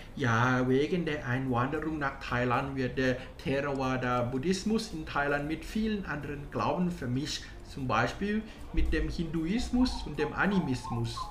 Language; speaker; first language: German; non-native, learner; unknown